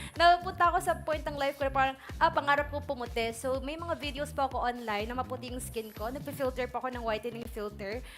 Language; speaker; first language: Filipino; native; Filipino